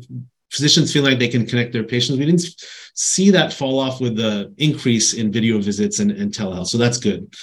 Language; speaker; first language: English; native; English